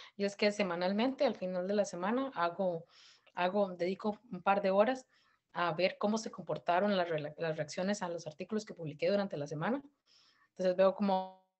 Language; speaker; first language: Spanish; native; Spanish